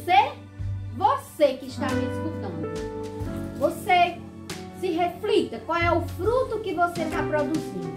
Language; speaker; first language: Portuguese; native; Portuguese